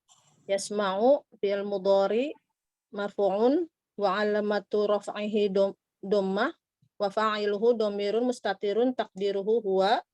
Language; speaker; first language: Arabic; non-native, learner; Indonesian